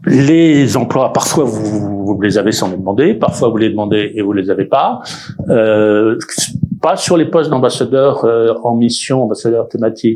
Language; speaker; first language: French; native; French